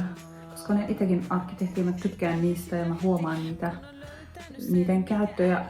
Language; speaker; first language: Finnish; non-native, fluent; Turkish